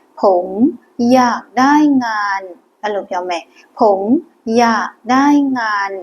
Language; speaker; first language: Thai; non-native, fluent; Burmese